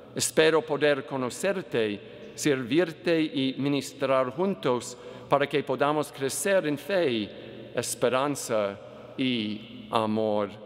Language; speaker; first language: Spanish; non-native, learner; English